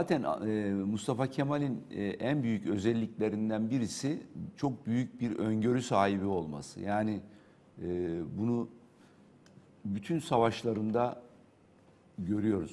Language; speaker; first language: Turkish; native; Turkish